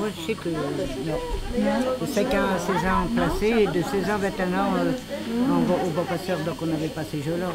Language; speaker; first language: French; native; French